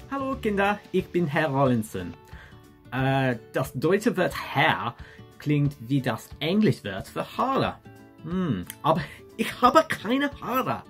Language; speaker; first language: German; non-native, learner; English